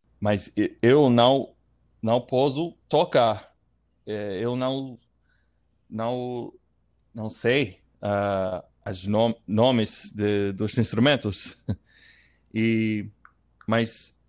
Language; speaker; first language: Portuguese; non-native, learner; English